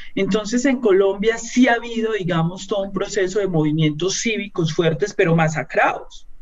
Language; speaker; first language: Spanish; native; Spanish